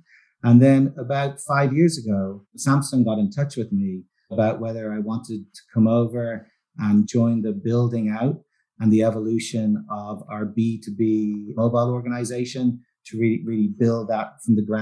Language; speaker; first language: English; native; English